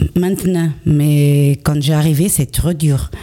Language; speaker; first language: French; non-native, learner; Portuguese